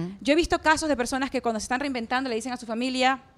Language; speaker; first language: Spanish; native; Spanish